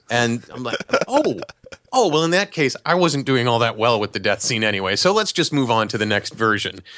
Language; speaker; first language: English; native; English